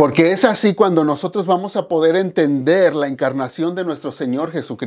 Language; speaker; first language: Spanish; native; Spanish